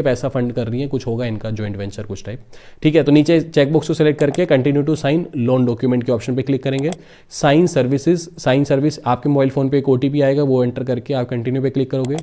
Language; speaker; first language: Hindi; native; Hindi